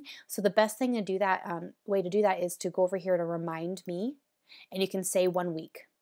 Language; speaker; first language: English; native; English